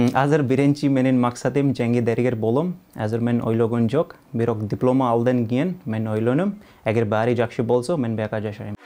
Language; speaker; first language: Kyrgyz; non-native, learner; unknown